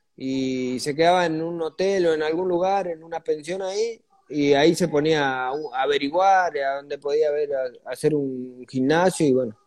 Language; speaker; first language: Spanish; native; Spanish